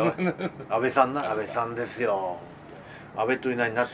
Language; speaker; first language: Japanese; native; Japanese